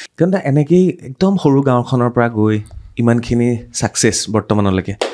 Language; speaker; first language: Assamese; native; Assamese